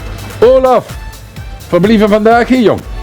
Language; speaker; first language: Dutch; native; Dutch